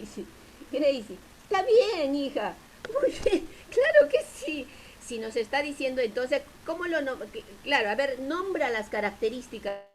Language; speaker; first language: Spanish; native; Spanish